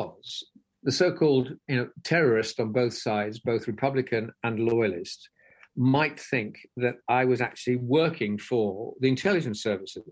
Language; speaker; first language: English; native; English